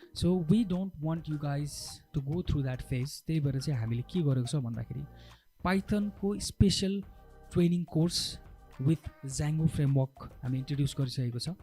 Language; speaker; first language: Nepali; native; Nepali